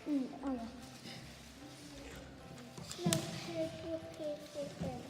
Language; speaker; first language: Welsh; non-native, local second language; English